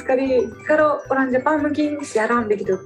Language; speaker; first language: Indonesian; non-native, learner; Japanese